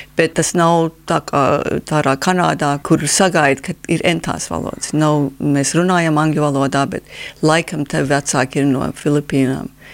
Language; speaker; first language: Latvian; early bilingual, heritage; Latvian